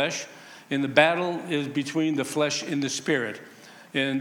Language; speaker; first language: English; native; English